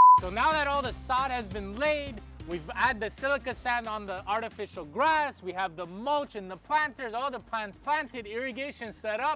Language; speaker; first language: English; native; English